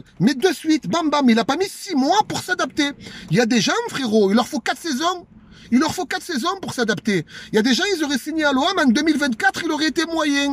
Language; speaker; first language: French; native; French